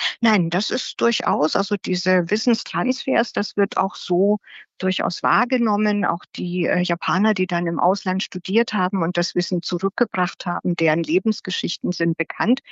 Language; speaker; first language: German; native; German